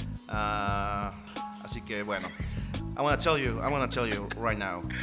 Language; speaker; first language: English; non-native, fluent; Spanish